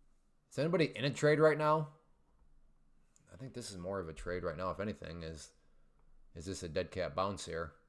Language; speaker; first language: English; native; English